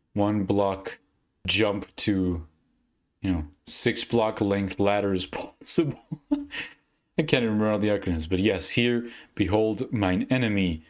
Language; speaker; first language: English; native; English